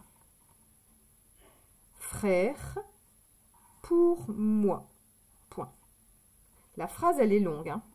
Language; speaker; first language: French; native; French